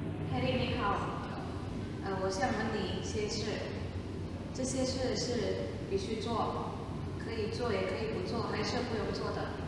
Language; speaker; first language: Chinese; non-native, learner; Indonesian